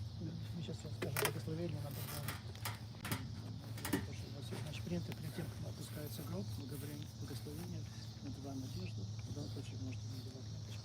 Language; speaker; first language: Russian; native; Russian